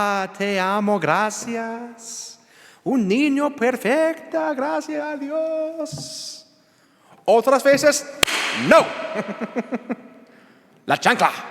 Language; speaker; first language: Spanish; non-native, learner; English